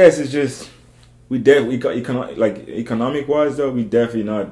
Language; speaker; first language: English; non-native, local second language; Zulu